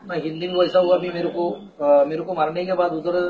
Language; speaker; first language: Hindi; non-native, local second language; Marathi